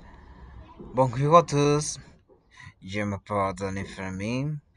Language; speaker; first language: French; non-native, learner; Spanish